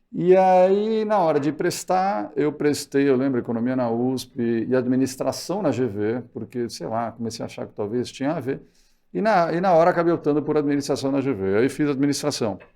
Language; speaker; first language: Portuguese; early bilingual, other home language; Spanish